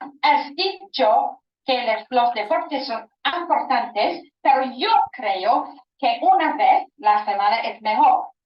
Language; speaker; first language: Spanish; non-native, learner; English